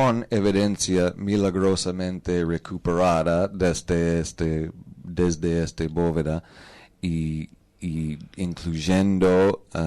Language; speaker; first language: Spanish; non-native, learner; English